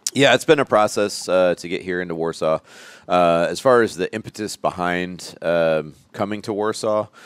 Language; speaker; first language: English; native; English